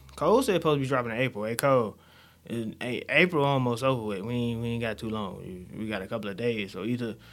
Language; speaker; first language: English; native; English